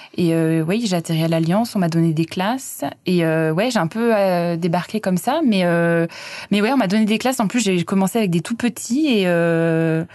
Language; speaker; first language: French; native; French